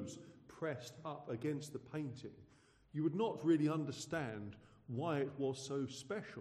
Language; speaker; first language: English; native; English